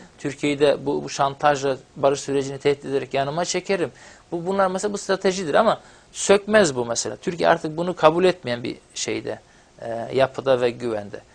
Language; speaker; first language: Turkish; non-native, local second language; Kurdish